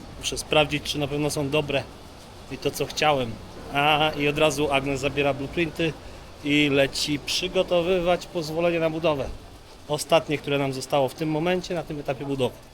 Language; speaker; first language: Polish; native; Polish